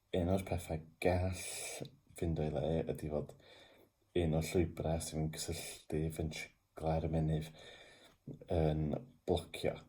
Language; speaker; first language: Welsh; native; Welsh